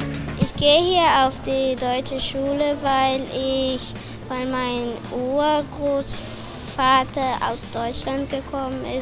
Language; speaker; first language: German; early bilingual, heritage; German